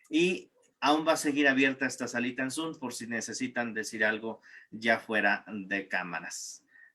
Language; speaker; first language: Spanish; native; Spanish